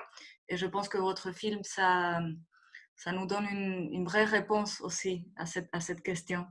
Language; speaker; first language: French; non-native, fluent; Spanish